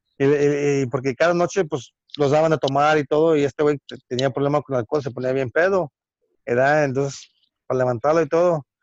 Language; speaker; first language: Spanish; early bilingual, heritage; Spanish